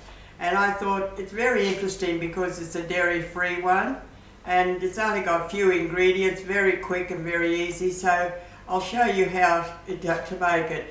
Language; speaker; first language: English; native; English